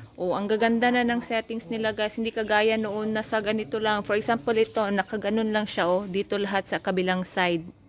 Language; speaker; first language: Filipino; non-native, local second language; Cebuano